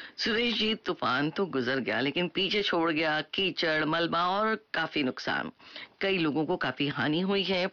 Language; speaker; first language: Hindi; native; Hindi